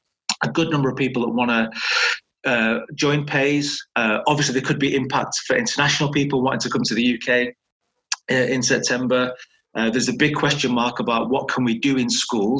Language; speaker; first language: English; native; English